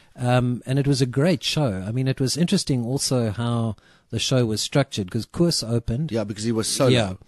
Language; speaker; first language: English; native; English